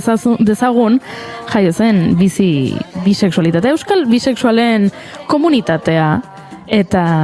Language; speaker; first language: Basque; native; Basque